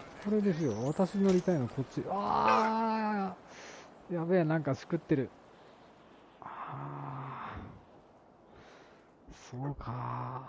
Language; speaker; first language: Japanese; native; Japanese